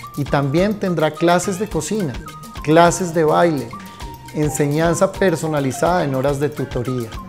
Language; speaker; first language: Spanish; native; Spanish